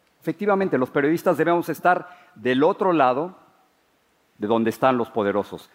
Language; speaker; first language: Spanish; native; Spanish